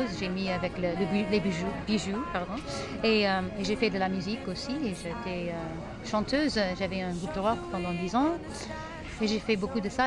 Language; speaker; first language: French; non-native, fluent; English